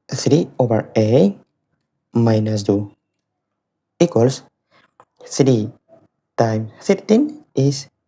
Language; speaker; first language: English; non-native, fluent; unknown